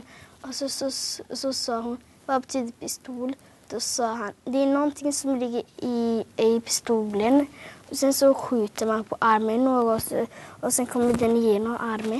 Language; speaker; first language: Swedish; early bilingual, other home language; Somali